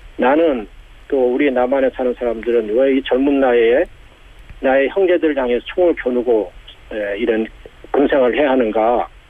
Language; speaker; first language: Korean; native; Korean